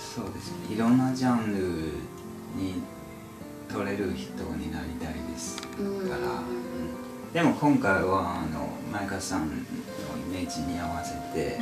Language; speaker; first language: Japanese; non-native, learner; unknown